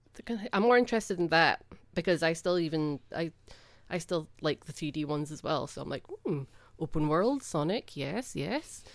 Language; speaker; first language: English; native; English